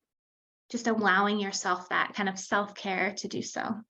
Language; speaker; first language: English; native; English